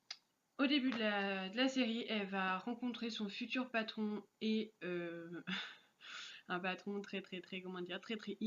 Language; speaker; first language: French; native; French